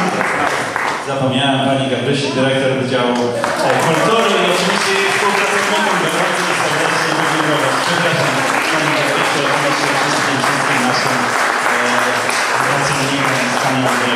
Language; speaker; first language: Polish; native; Polish